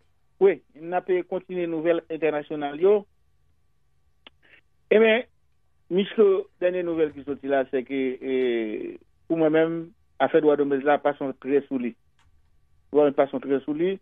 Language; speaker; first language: French; non-native, local second language; Haitian Creole